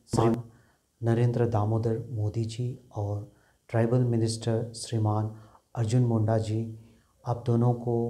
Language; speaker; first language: Hindi; non-native, local second language; Nepali